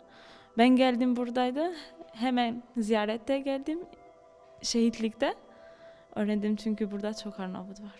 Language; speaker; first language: Turkish; non-native, learner; Albanian